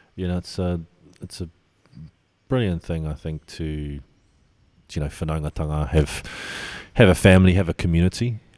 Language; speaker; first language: English; native; English